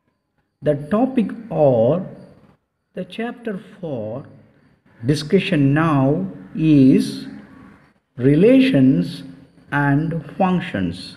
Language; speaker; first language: English; non-native, local second language; Tamil